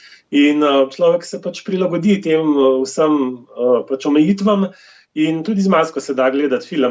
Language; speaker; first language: Slovenian; native; Slovenian